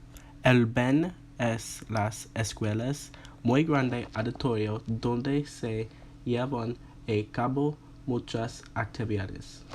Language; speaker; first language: Spanish; non-native, learner; English